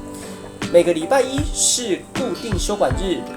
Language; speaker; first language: Chinese; native; Chinese